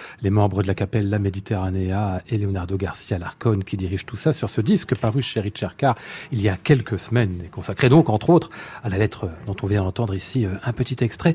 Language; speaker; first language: French; native; French